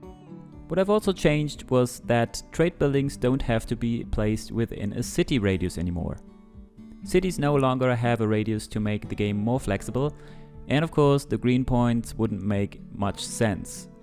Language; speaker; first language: English; non-native, fluent; German